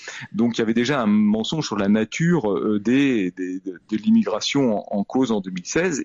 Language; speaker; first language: French; native; French